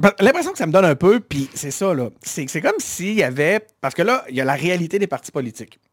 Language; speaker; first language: French; native; French